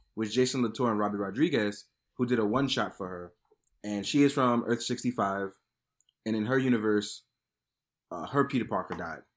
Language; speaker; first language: English; native; English